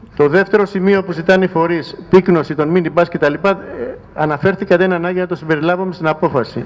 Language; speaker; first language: Greek; native; Greek